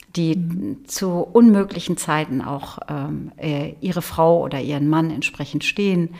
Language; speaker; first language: German; native; German